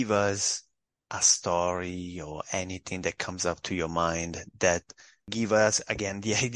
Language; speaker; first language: English; non-native, fluent; Italian